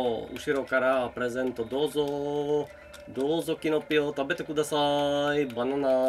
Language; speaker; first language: Japanese; non-native, learner; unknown